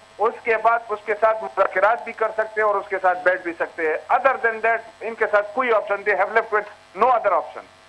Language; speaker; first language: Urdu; non-native, local second language; Pashto